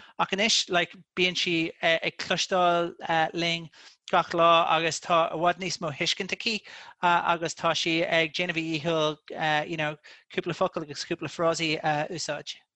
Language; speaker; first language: Irish; non-native, local second language; English